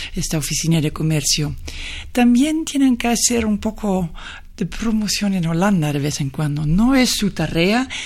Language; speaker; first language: Spanish; non-native, fluent; Dutch